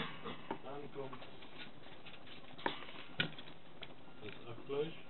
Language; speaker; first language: German; non-native, fluent; Italian